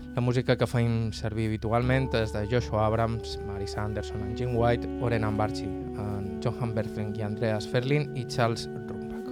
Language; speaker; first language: Catalan; native; Catalan